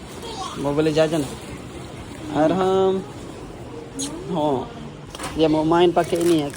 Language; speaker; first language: Indonesian; non-native, learner; Urdu